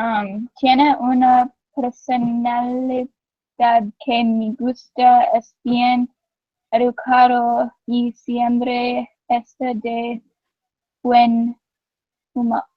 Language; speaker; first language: Spanish; non-native, learner; English